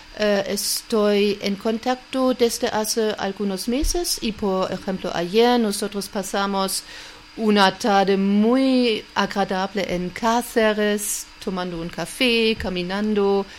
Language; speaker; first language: Spanish; non-native, learner; German